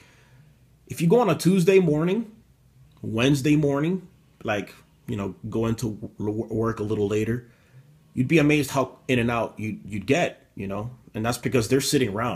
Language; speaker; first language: English; native; English